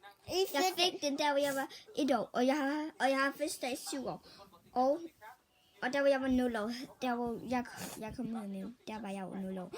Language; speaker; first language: Danish; early bilingual, other home language; Vietnamese